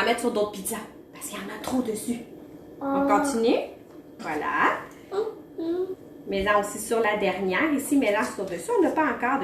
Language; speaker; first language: French; native; French